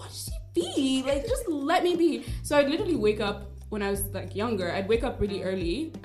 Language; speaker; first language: English; non-native, local second language; Kinyarwanda